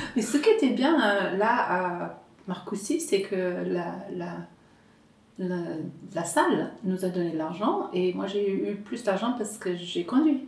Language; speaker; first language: French; non-native, fluent; English